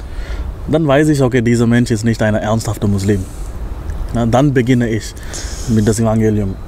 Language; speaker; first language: German; non-native, fluent; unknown